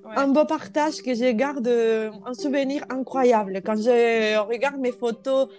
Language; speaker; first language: French; non-native, fluent; Spanish